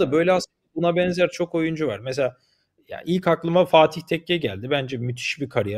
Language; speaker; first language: Turkish; native; Turkish